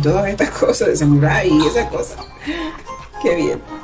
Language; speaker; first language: Spanish; native; Spanish